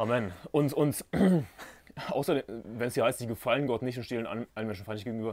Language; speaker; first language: German; native; German